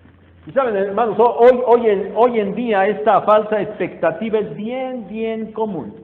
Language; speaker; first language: Spanish; native; Spanish